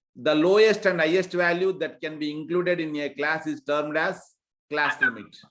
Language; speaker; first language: English; non-native, local second language; Telugu